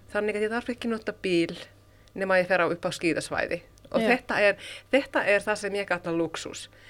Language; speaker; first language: Icelandic; non-native, fluent; Finnish